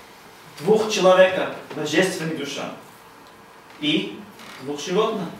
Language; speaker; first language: Russian; non-native, learner; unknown